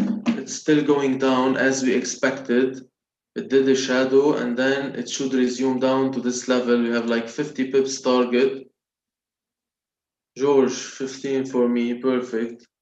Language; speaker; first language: English; non-native, local second language; Arabic